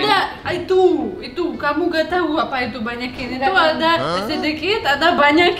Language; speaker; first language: Indonesian; non-native, learner; Russian